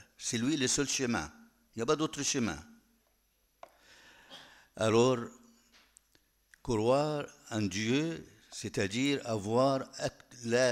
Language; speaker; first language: French; non-native, fluent; Arabic